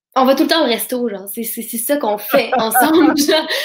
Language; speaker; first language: French; native; French